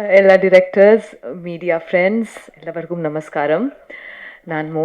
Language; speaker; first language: Tamil; non-native, learner; Bangla